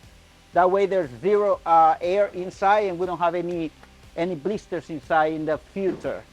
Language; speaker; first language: English; non-native, fluent; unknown